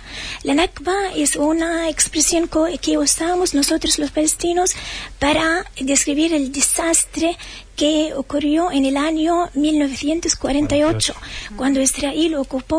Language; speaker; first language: Spanish; non-native, fluent; Arabic